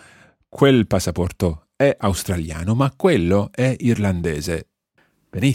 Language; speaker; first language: Italian; non-native, fluent; English